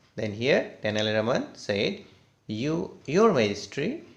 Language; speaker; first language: English; non-native, local second language; Assamese